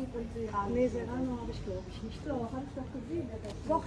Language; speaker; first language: German; native; German